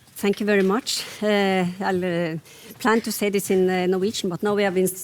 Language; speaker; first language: English; non-native, fluent; Norwegian